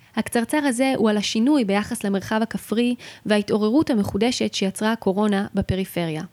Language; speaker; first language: Hebrew; native; Hebrew